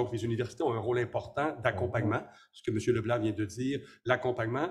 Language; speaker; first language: French; native; French